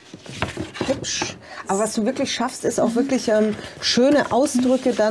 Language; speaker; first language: German; native; German